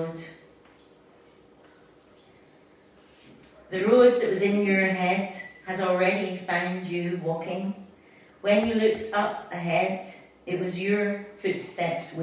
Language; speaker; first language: English; native; English